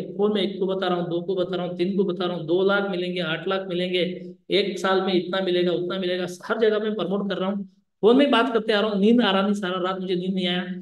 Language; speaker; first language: Hindi; non-native, local second language; Lambadi